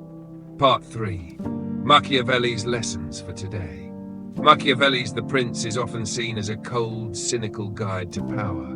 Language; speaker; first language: English; native; English